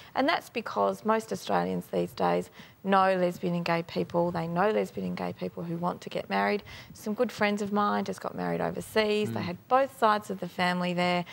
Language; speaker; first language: English; native; English